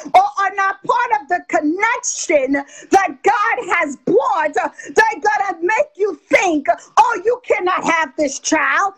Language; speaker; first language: English; early bilingual, other home language; French